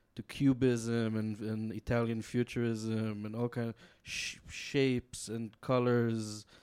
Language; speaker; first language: English; non-native, fluent; Hebrew